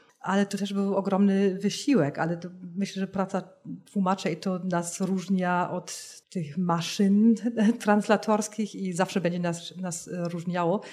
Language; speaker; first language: Polish; non-native, fluent; German